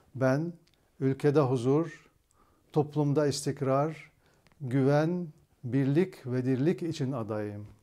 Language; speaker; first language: Turkish; early bilingual, heritage; Turkish